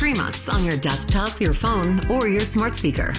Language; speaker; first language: English; native; English